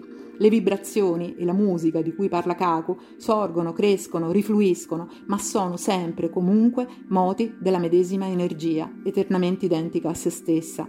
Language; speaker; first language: Italian; native; Italian